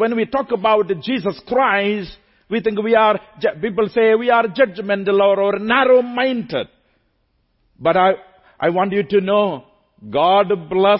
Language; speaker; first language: English; non-native, local second language; Malayalam